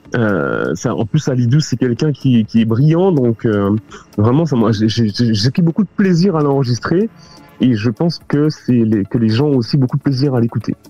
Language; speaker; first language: French; native; French